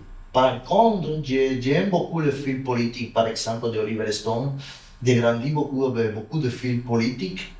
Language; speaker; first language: French; non-native, learner; Spanish